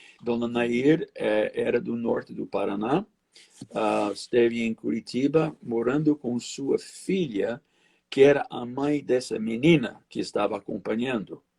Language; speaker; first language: Portuguese; non-native, fluent; English